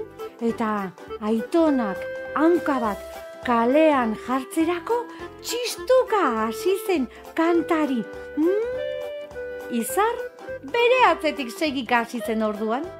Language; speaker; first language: Basque; native; Basque